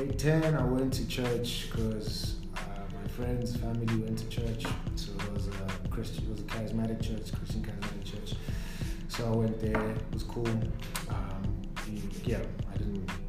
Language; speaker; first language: English; non-native, local second language; Zulu